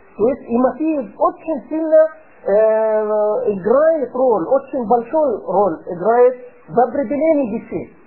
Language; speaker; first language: Russian; non-native, fluent; Arabic